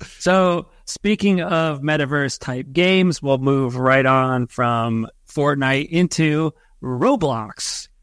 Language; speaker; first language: English; native; English